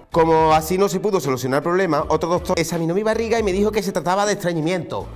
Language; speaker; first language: Spanish; native; Spanish